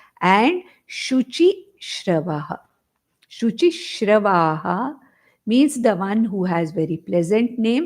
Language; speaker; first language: English; non-native, local second language; Konkani